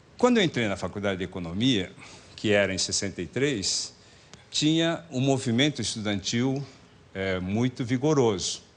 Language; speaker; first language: Portuguese; early bilingual, other home language; Japanese